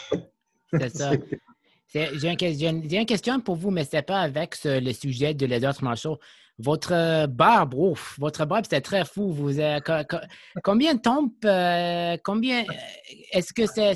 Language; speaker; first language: French; non-native, learner; English